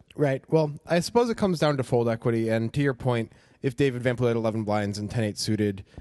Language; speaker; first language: English; native; English